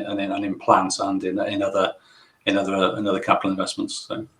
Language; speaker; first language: English; native; English